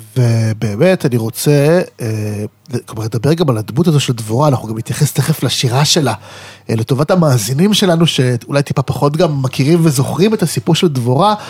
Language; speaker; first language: Hebrew; native; Hebrew